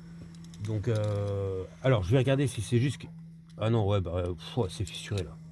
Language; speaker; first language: French; native; French